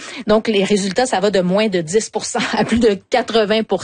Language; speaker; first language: French; native; French